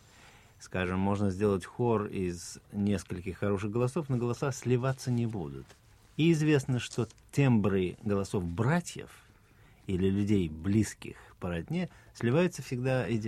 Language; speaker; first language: Russian; native; Russian